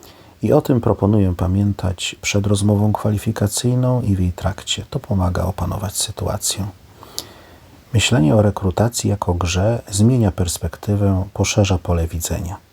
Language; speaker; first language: Polish; native; Polish